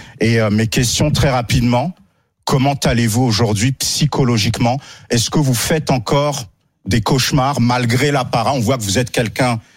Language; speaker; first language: French; native; French